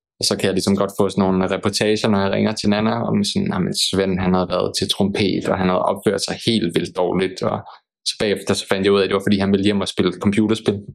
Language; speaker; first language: Danish; early bilingual, other home language; Bosnian